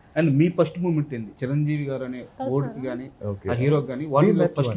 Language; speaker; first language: Telugu; native; Telugu